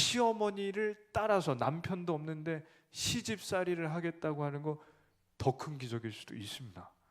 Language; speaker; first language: Korean; native; Korean